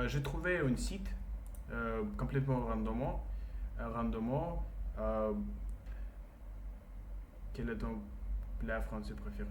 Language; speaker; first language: French; non-native, learner; Russian